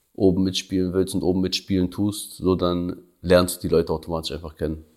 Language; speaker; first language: German; early bilingual, other home language; Albanian